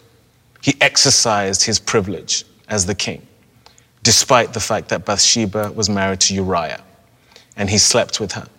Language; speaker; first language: English; native; English